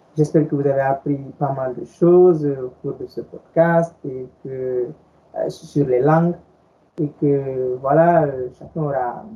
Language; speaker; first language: French; non-native, local second language; Fula